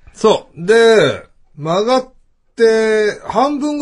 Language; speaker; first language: Japanese; native; Japanese